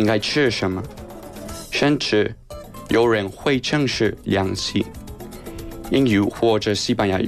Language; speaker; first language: Chinese; non-native, learner; Spanish